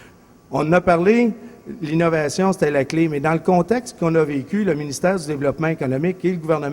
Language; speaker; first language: French; native; French